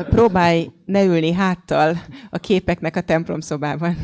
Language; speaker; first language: Hungarian; native; Hungarian